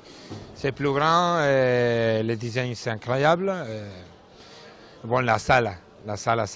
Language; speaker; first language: French; non-native, learner; Spanish